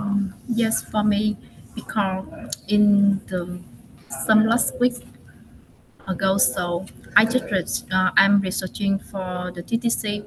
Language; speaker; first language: English; non-native, learner; Vietnamese